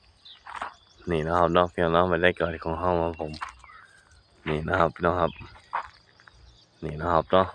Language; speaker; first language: Thai; non-native, local second language; Northeastern Thai